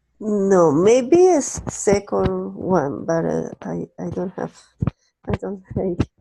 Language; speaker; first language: English; non-native, learner; Spanish